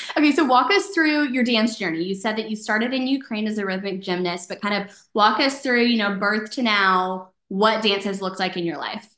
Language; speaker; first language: English; native; English